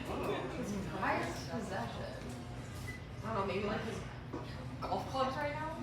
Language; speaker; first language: English; native; English